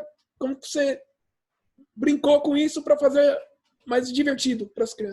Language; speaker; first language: Portuguese; early bilingual, heritage; English